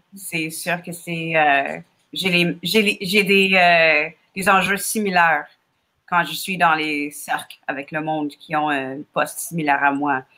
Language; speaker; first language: French; non-native, fluent; English